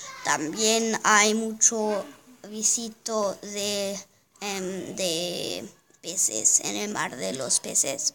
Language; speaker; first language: Spanish; non-native, learner; German